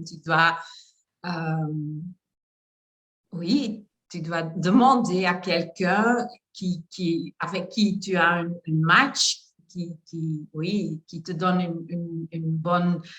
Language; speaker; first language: French; non-native, learner; Dutch